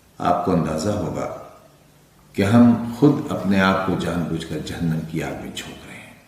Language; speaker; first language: Urdu; native; Urdu